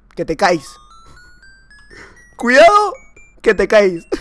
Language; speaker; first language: Spanish; native; Spanish